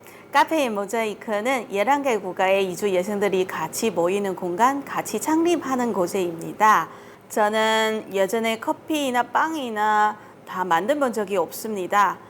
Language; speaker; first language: Korean; non-native, learner; Chinese